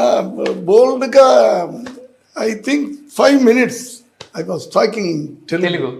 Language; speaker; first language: Telugu; non-native, learner; Tamil